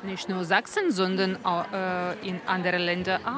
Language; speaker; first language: German; non-native, learner; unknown